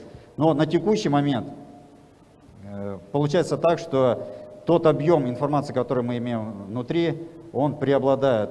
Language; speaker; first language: Russian; native; Russian